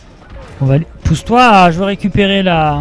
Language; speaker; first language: French; native; French